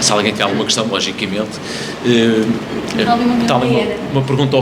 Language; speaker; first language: Portuguese; native; Portuguese